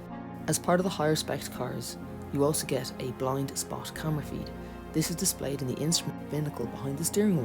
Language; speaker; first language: English; native; English